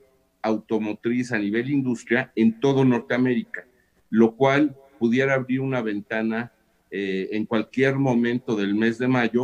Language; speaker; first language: Spanish; native; Spanish